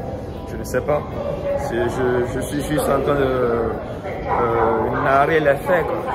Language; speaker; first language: French; non-native, local second language; Ewe